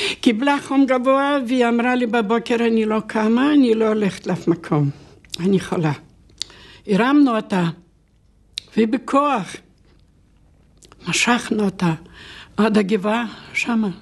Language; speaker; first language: Hebrew; non-native, fluent; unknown